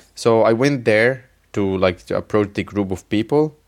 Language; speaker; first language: English; non-native, fluent; Arabic